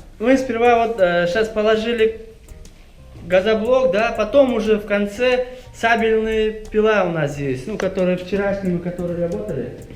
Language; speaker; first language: Russian; non-native, local second language; Tajik